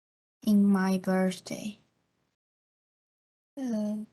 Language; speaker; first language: English; non-native, learner; Chinese